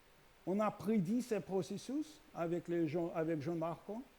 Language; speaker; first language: French; non-native, learner; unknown